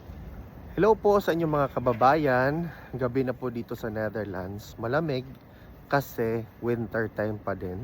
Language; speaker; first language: Filipino; native; Filipino